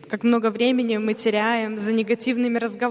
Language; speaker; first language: Russian; native; Russian